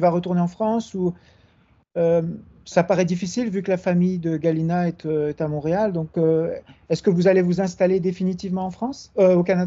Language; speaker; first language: French; native; French